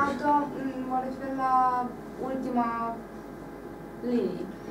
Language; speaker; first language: Romanian; native; Romanian